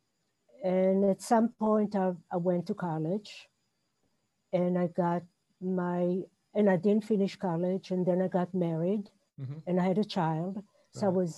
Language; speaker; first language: English; non-native, fluent; Hebrew